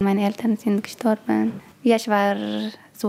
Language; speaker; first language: German; non-native, learner; Tigrinya